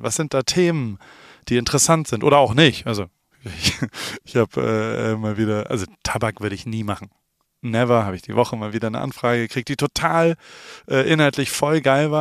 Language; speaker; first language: German; native; German